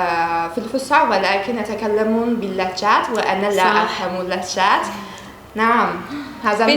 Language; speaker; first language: Arabic; non-native, learner; Turkish